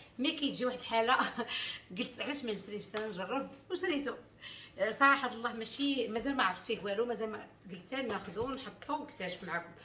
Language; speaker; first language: Arabic; native; Arabic